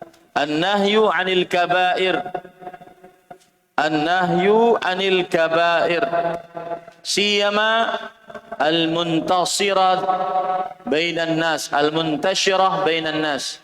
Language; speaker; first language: Arabic; non-native, fluent; Indonesian